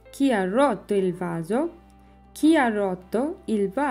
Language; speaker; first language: Italian; non-native, learner; Bangla